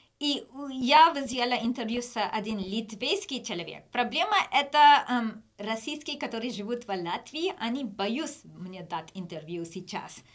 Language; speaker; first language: Russian; non-native, learner; English